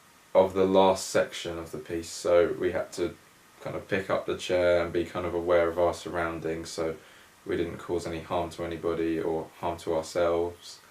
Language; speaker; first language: English; native; English